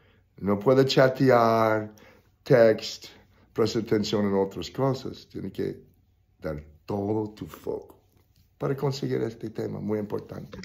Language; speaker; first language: Spanish; non-native, learner; English